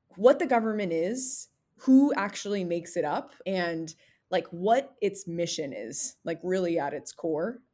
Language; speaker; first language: English; native; English